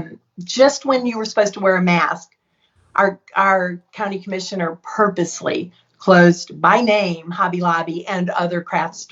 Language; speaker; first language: English; native; English